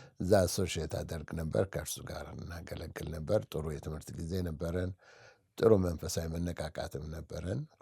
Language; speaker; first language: Amharic; native; Amharic